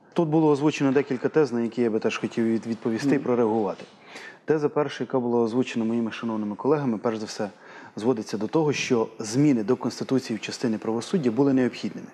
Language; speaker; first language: Ukrainian; native; Ukrainian